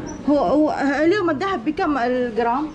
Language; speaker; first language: Arabic; non-native, learner; Indonesian